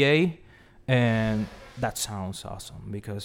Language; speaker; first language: English; non-native, fluent; Spanish